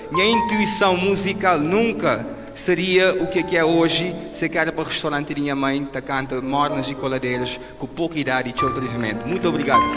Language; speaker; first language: Portuguese; non-native, local second language; Kabuverdianu